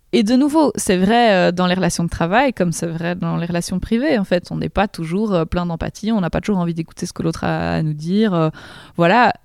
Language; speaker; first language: French; native; French